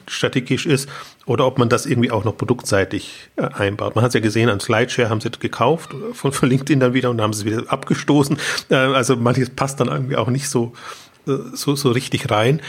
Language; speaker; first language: German; native; German